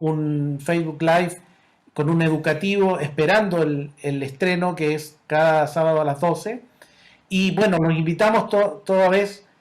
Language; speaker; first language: Spanish; native; Spanish